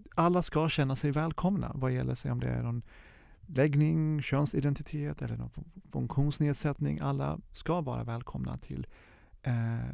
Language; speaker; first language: Swedish; early bilingual, other home language; Arabic